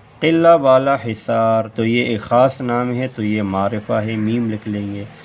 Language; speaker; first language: Urdu; non-native, local second language; Pashto